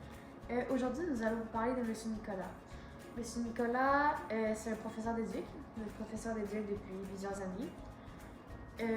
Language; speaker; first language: French; native; French